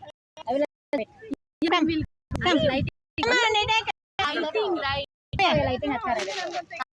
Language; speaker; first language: English; non-native, learner; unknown